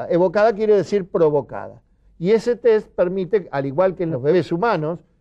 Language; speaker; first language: Spanish; native; Spanish